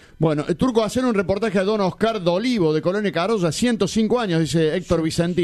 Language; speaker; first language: Spanish; native; Spanish